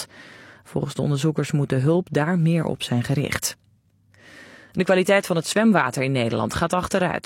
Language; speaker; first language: Dutch; native; Dutch